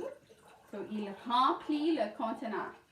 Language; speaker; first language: French; non-native, learner; English